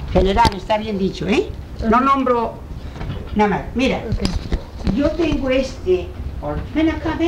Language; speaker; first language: Spanish; early bilingual, heritage; Spanish